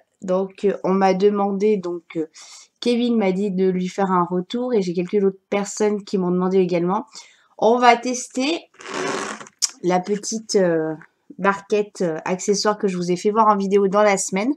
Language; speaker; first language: French; native; French